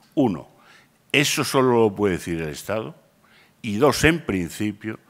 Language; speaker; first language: Spanish; native; Spanish